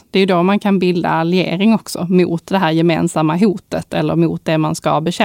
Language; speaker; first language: Swedish; native; Swedish